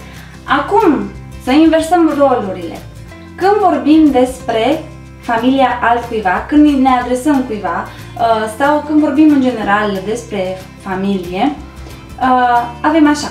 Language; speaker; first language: Romanian; native; Romanian